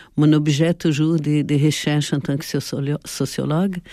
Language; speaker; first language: French; non-native, fluent; Portuguese